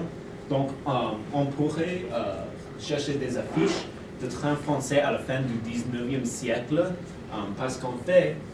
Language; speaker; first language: French; non-native, learner; English